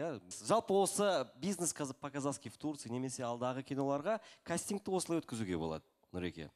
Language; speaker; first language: Kazakh; native; Kazakh